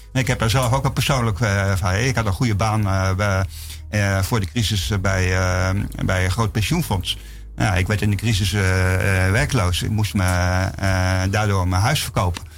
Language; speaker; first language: Dutch; native; Dutch